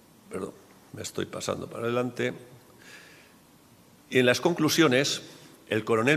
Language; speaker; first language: Spanish; native; Spanish